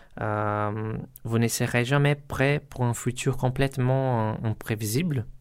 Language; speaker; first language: French; non-native, learner; Portuguese